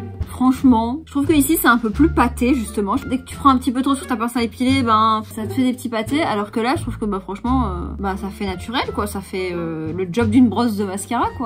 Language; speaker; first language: French; native; French